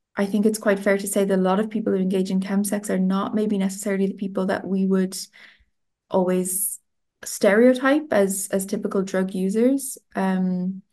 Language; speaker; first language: English; non-native, fluent; Italian